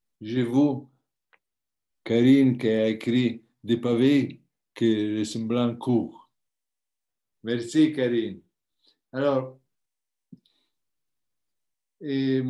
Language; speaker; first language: French; non-native, learner; Italian